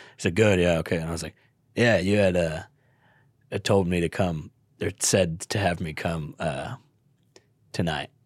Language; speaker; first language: English; native; English